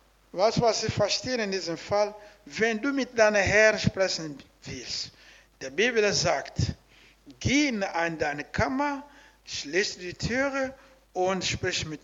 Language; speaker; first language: German; non-native, learner; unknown